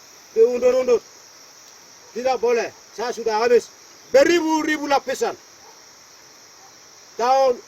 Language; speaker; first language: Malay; non-native, local second language; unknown